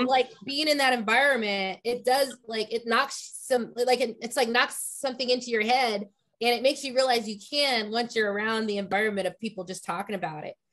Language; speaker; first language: English; native; English